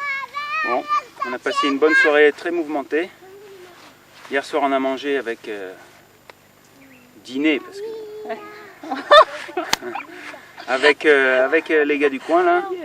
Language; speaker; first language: French; native; French